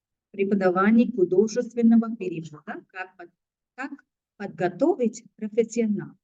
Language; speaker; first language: Russian; non-native, fluent; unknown